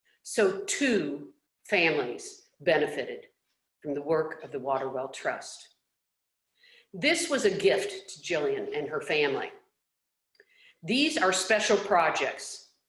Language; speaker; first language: English; native; English